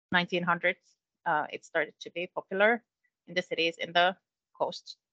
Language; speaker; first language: English; non-native, fluent; Finnish